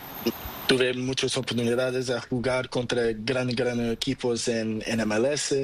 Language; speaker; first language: Spanish; non-native, learner; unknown